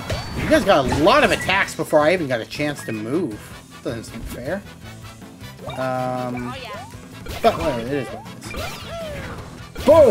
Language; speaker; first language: English; native; English